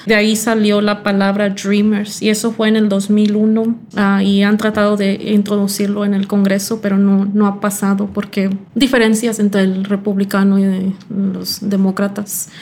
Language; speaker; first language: Spanish; early bilingual, heritage; Spanish